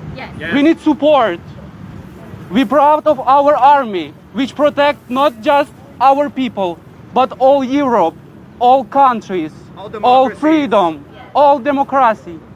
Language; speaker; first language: English; non-native, fluent; Ukrainian